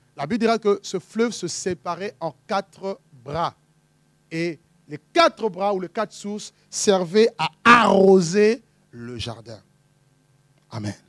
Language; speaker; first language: French; non-native, local second language; Lingala